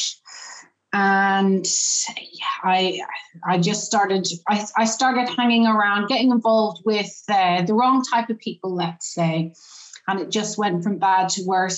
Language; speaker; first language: English; native; English